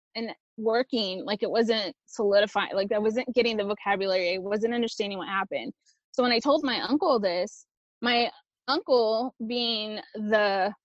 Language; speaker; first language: English; early bilingual, other home language; Spanish